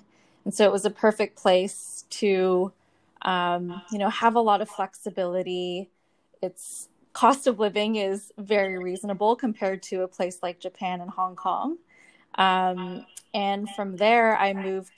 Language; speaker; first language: English; native; English